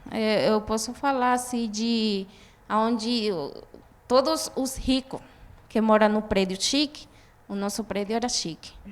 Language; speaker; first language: Portuguese; non-native, fluent; Guarani